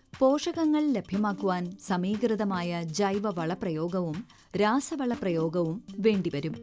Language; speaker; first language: Malayalam; native; Malayalam